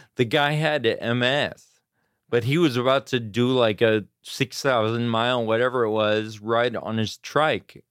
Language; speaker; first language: English; native; English